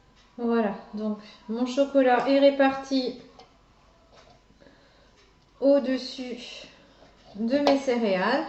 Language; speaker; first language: French; native; French